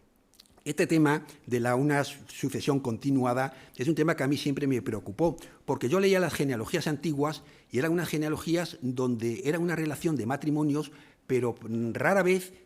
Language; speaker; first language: Spanish; native; Spanish